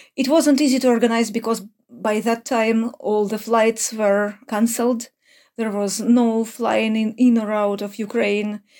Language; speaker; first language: English; non-native, fluent; Ukrainian